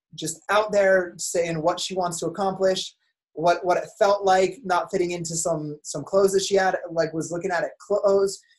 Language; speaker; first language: English; native; English